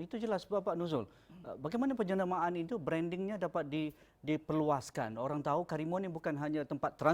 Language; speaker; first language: Malay; native; Malay